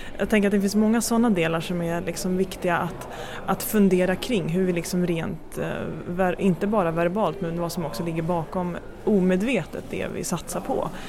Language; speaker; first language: Swedish; native; Swedish